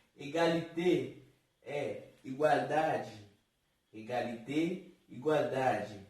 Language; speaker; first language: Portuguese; non-native, fluent; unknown